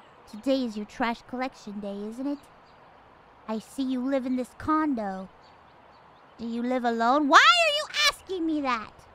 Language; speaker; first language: English; early bilingual, other home language; Spanish